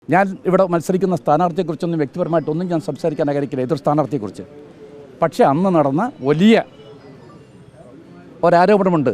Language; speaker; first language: Malayalam; native; Malayalam